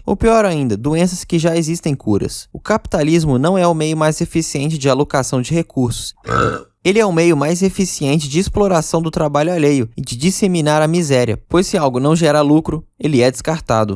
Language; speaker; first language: Portuguese; native; Portuguese